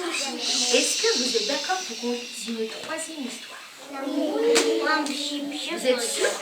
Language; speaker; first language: French; native; French